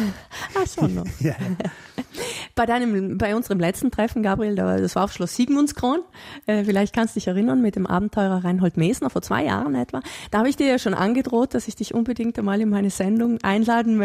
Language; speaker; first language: German; native; German